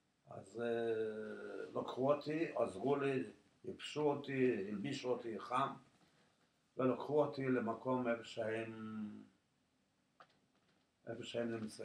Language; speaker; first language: Hebrew; non-native, fluent; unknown